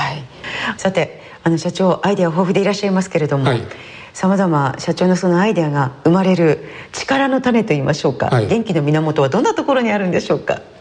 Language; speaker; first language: Japanese; native; Japanese